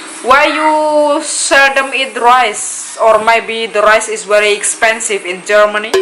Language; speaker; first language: English; non-native, learner; Indonesian